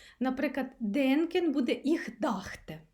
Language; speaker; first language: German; non-native, fluent; Ukrainian